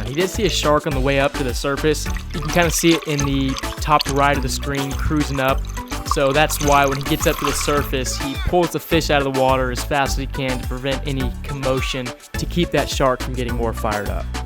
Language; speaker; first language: English; native; English